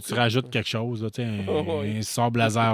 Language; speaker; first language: French; native; French